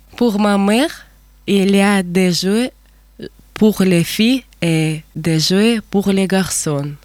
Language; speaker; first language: French; non-native, learner; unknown